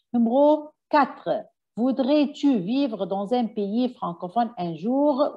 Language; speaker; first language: French; non-native, fluent; Arabic